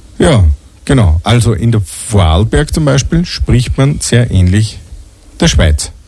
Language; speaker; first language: German; native; German